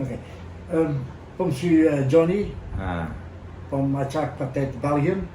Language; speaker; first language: Thai; non-native, learner; Dutch